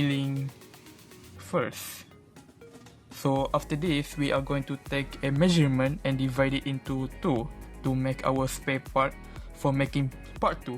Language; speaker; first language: English; non-native, local second language; Malay